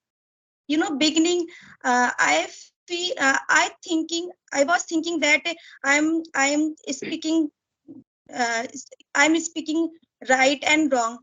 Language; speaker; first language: English; non-native, learner; Hindi